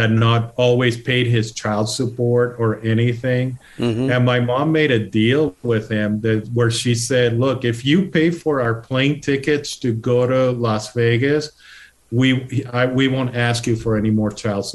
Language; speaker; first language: English; non-native, fluent; Spanish